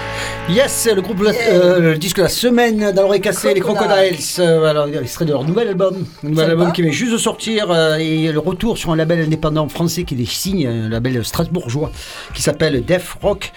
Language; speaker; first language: French; native; French